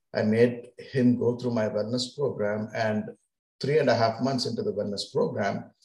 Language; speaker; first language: English; non-native, local second language; Kannada